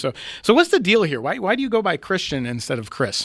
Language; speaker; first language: English; native; English